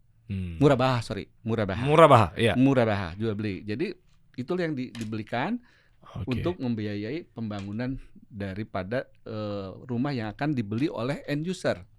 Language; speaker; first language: Indonesian; native; Indonesian